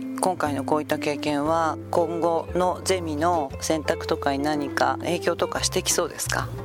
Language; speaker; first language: Japanese; native; Japanese